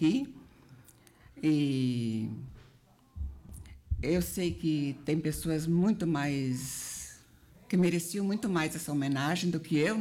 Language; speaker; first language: Portuguese; native; Portuguese